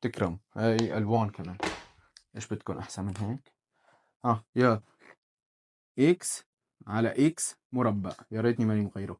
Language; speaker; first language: Arabic; native; Arabic